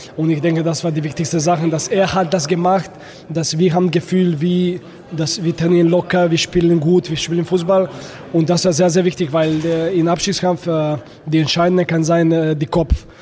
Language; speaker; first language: German; non-native, learner; Croatian